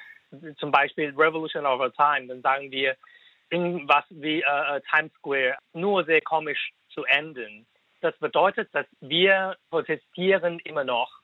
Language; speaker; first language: German; non-native, fluent; Cantonese